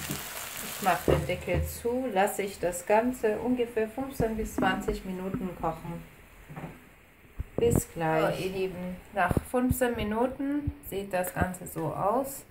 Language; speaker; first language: German; non-native, fluent; Persian